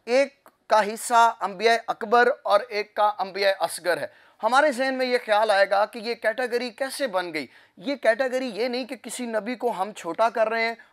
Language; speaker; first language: Urdu; non-native, local second language; Punjabi